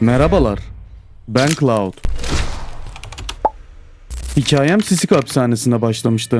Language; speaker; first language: Turkish; native; Turkish